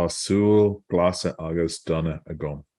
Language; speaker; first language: Irish; non-native, learner; English